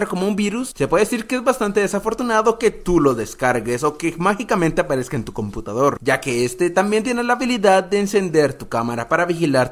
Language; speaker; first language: Spanish; native; Spanish